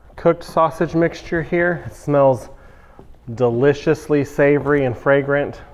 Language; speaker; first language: English; native; English